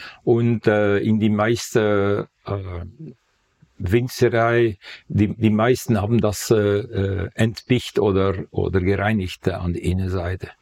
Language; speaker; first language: German; non-native, fluent; Dutch